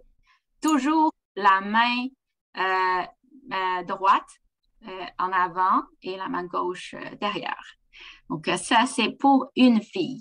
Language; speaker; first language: French; non-native, fluent; Chinese